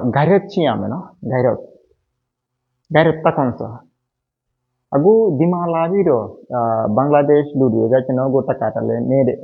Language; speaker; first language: Burmese; non-native, local second language; Rohingya